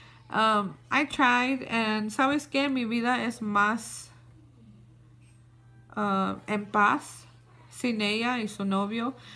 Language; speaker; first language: Spanish; early bilingual, heritage; Spanish